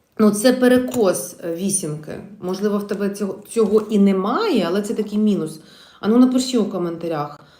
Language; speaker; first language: Ukrainian; non-native, local second language; Russian